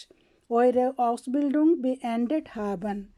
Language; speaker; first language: German; non-native, learner; Urdu